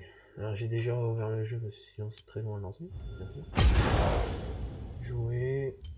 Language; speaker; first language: French; native; French